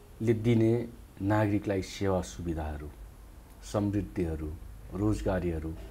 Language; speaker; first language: Nepali; non-native, local second language; Dangaura Tharu